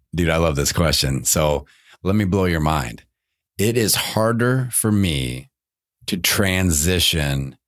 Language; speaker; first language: English; native; English